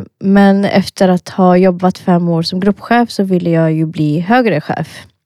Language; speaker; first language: Swedish; early bilingual, other home language; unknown